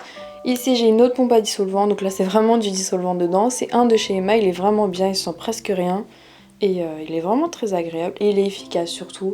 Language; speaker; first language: French; native; French